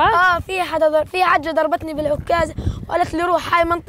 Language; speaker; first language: Arabic; native; Arabic